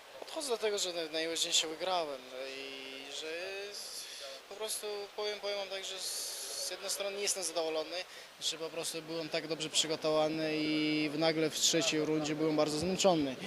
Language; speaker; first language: Polish; non-native, fluent; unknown